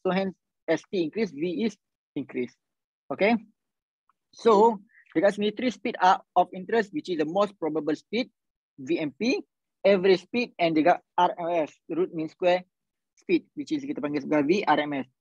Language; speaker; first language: English; non-native, local second language; Malay